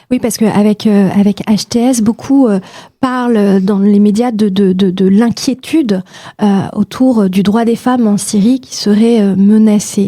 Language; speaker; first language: French; native; French